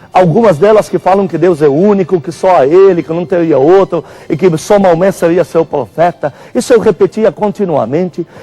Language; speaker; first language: Portuguese; non-native, fluent; Arabic